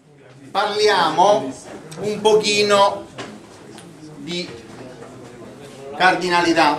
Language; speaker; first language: Italian; native; Italian